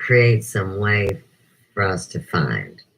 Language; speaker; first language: English; native; English